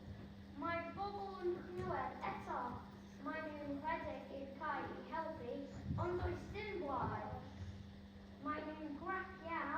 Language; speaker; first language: Welsh; non-native, local second language; English